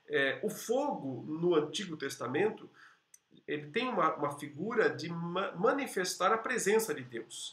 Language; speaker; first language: Portuguese; native; Portuguese